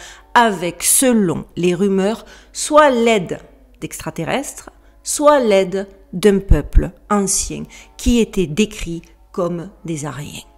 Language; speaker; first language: French; native; French